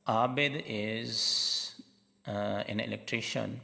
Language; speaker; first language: English; non-native, local second language; Urdu